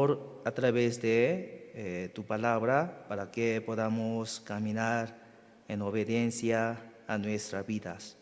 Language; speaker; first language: Spanish; non-native, fluent; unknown